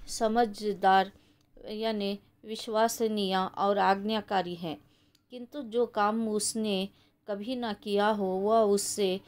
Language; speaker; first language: Hindi; non-native, local second language; Kannada